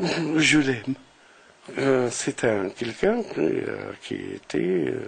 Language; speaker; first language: French; non-native, local second language; Arabic